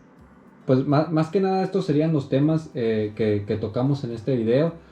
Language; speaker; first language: Spanish; native; Spanish